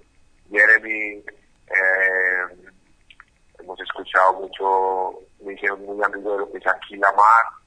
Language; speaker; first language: Spanish; native; Spanish